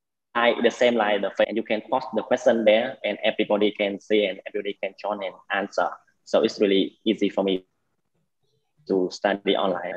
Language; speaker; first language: English; non-native, learner; Vietnamese